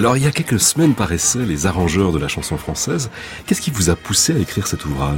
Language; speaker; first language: French; native; French